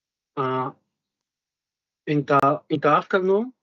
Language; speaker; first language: English; non-native, learner; Spanish